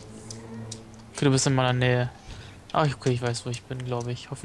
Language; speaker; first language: German; native; German